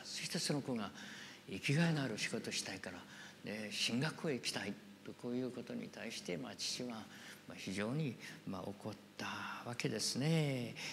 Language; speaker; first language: Japanese; native; Japanese